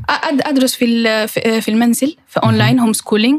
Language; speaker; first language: Arabic; early bilingual, heritage; Arabic